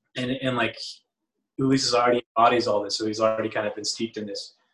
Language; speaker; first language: English; early bilingual, other home language; Spanish